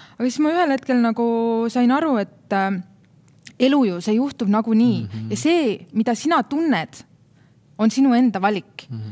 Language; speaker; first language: Estonian; native; Estonian